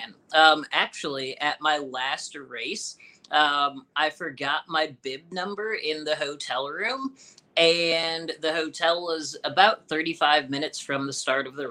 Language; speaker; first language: English; native; English